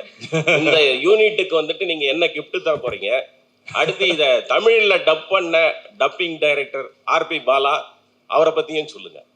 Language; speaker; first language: Tamil; native; Tamil